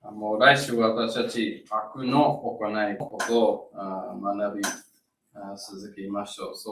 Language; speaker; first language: Japanese; non-native, learner; English